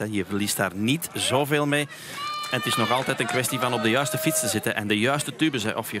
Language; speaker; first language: Dutch; native; Dutch